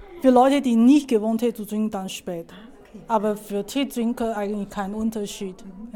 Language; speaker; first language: German; non-native, learner; Chinese